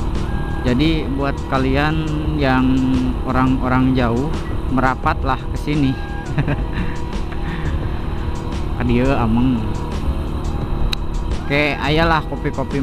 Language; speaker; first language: Indonesian; non-native, local second language; Sundanese